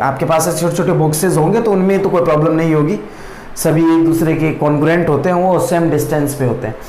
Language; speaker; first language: Hindi; native; Hindi